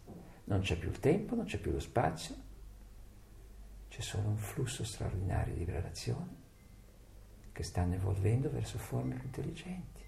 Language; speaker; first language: Italian; native; Italian